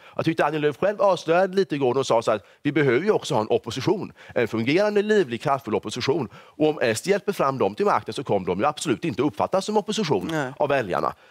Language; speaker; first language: Swedish; native; Swedish